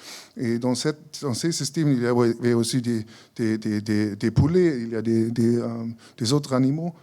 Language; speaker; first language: French; non-native, fluent; German